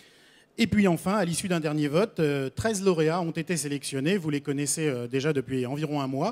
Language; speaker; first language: French; native; French